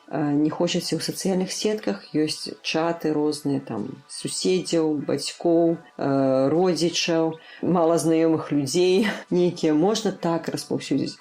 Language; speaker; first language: Belarusian; native; Belarusian